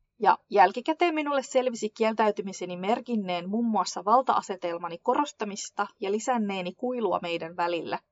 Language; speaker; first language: Finnish; early bilingual, other home language; Kurdish